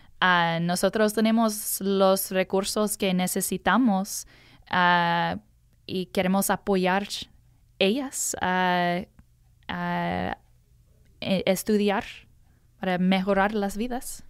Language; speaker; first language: Spanish; non-native, learner; English